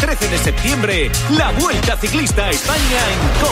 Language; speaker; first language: Spanish; native; Spanish